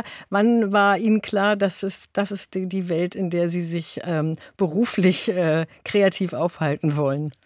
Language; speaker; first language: German; native; German